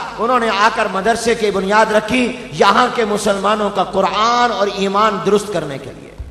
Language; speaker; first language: Urdu; non-native, local second language; Punjabi